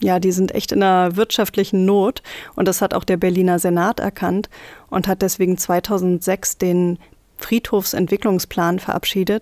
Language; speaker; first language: German; native; German